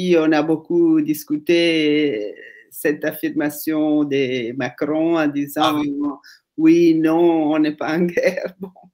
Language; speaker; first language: French; non-native, fluent; Italian